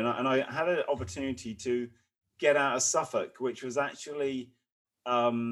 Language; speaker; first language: English; native; English